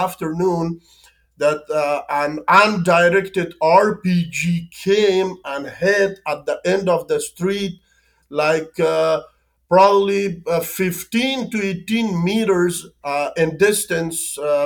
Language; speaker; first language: English; non-native, fluent; Persian